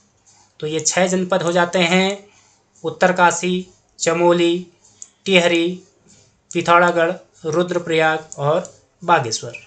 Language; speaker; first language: Hindi; native; Hindi